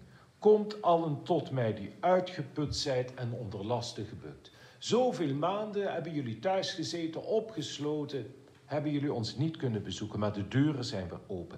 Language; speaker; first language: Dutch; native; Dutch